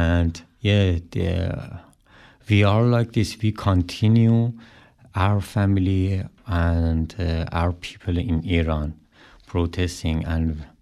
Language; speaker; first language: English; non-native, learner; Persian